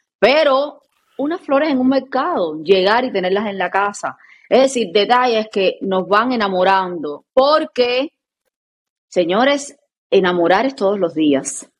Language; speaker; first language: Spanish; native; Spanish